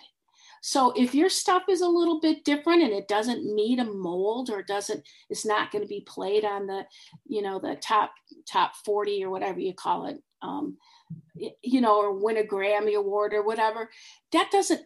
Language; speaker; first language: English; native; English